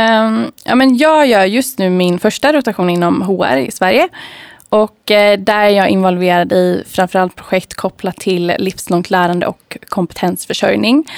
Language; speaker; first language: Swedish; native; Swedish